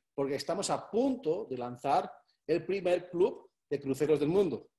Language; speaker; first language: Spanish; native; Spanish